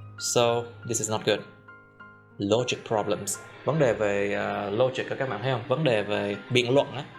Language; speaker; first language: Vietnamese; native; Vietnamese